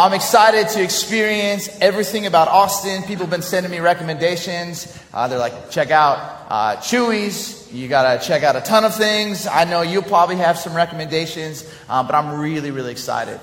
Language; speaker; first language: English; native; English